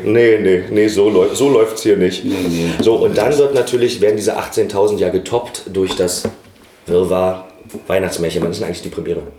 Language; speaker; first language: German; native; German